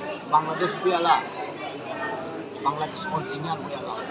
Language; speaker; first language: Indonesian; non-native, learner; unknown